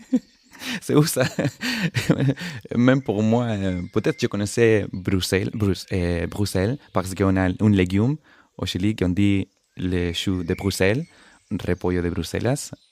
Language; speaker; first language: French; non-native, fluent; Spanish